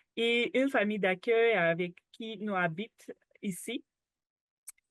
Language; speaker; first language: French; non-native, learner; Ukrainian